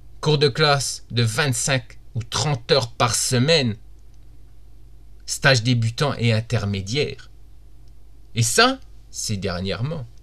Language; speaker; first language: French; native; French